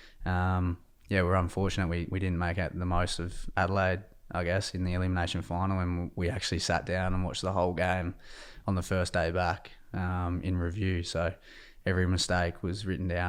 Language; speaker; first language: English; native; English